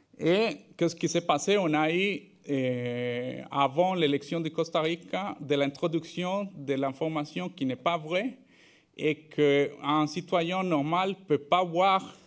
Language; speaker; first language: French; non-native, fluent; Spanish